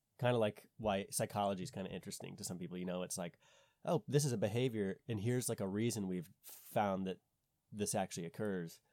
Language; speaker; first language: English; native; English